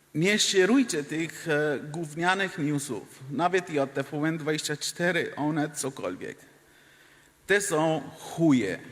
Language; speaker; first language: Polish; non-native, fluent; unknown